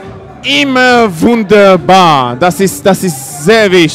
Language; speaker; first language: German; non-native, learner; Polish